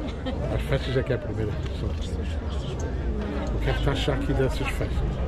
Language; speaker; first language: Portuguese; native; Portuguese